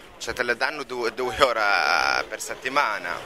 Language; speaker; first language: Italian; non-native, learner; Arabic